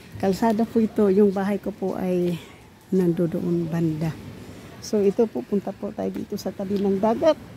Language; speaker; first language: Filipino; non-native, local second language; Cebuano